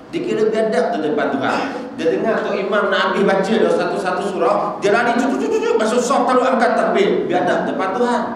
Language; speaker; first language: Malay; non-native, local second language; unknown